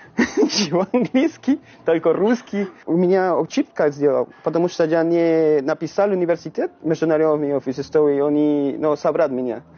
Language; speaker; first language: Russian; non-native, learner; Spanish